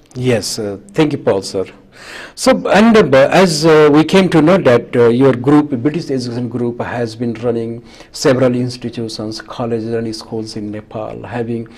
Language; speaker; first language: English; non-native, local second language; Nepali